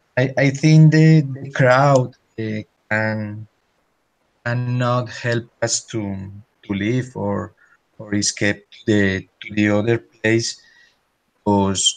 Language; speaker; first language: English; non-native, learner; Spanish